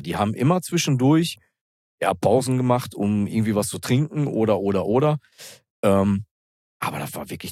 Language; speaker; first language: German; native; German